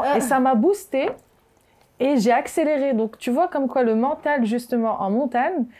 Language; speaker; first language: French; non-native, local second language; Arabic